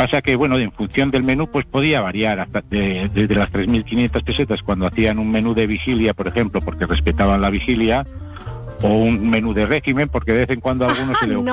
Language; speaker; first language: Spanish; native; Spanish